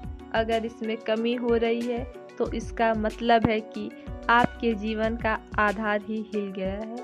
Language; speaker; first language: Hindi; native; Hindi